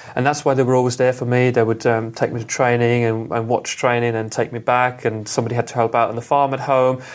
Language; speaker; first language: English; non-native, fluent; German